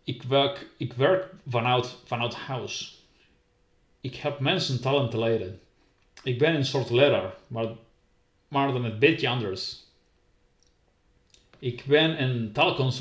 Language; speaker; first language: Dutch; non-native, learner; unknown